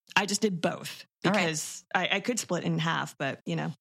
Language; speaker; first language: English; native; English